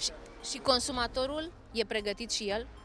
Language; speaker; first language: Romanian; native; Romanian